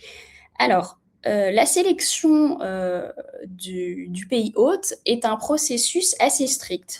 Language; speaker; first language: French; native; French